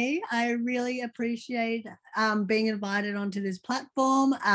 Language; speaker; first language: English; early bilingual, other home language; Hindi